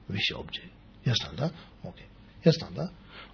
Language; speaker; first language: Russian; non-native, learner; Tibetan